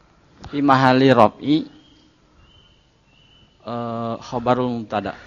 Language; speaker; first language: Arabic; non-native, learner; Indonesian